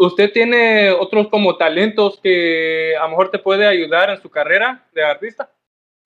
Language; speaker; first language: Spanish; non-native, learner; English